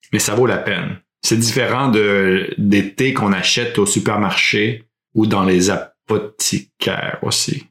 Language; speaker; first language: French; early bilingual, heritage; French